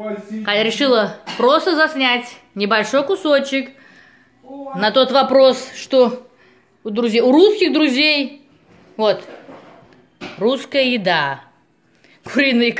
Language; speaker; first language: Russian; native; Russian